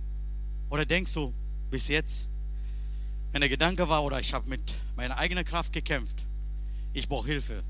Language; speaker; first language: German; non-native, learner; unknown